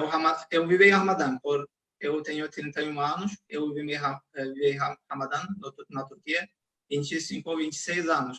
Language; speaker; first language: Portuguese; non-native, fluent; Turkish